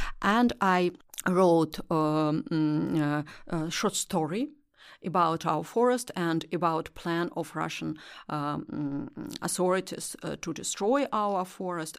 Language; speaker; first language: English; non-native, learner; Russian